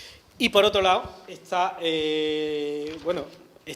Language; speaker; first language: Spanish; native; Spanish